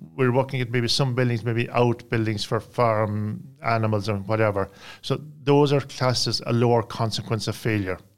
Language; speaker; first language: English; native; English